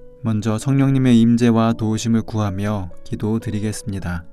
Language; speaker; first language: Korean; native; Korean